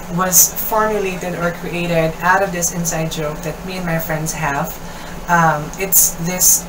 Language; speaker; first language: English; non-native, local second language; Kinaray-a